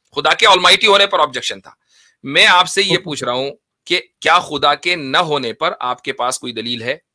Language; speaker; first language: Hindi; native; Hindi